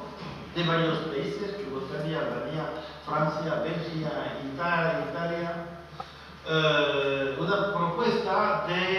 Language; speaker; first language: Spanish; non-native, fluent; French